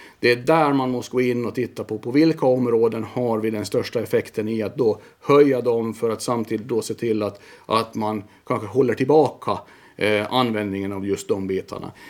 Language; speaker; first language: Swedish; native; Swedish